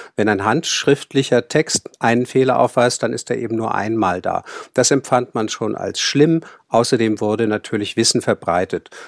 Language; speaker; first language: German; native; German